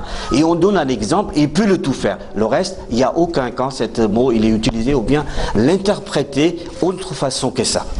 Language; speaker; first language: French; non-native, fluent; Urdu